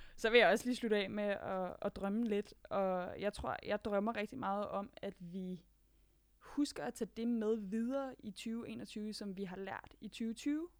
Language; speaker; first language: Danish; native; Danish